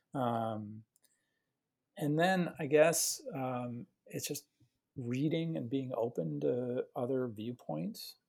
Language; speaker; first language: English; native; English